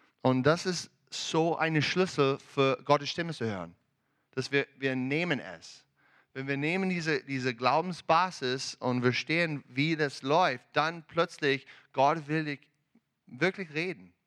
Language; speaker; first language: German; non-native, learner; English